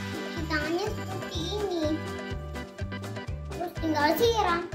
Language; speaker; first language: Indonesian; early bilingual, heritage; Indonesian